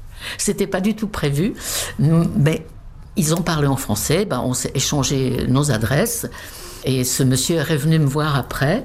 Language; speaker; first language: French; non-native, fluent; Czech